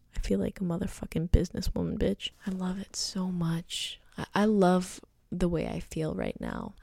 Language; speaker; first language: English; native; English